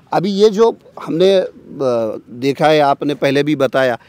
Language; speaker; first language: Hindi; non-native, local second language; Marathi